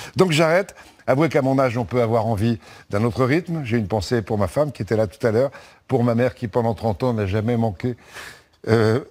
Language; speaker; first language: French; native; French